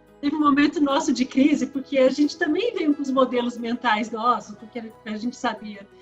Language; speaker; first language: Portuguese; early bilingual, other home language; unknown